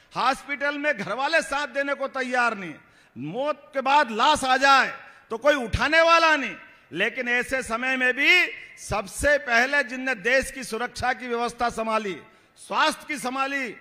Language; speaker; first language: Hindi; native; Hindi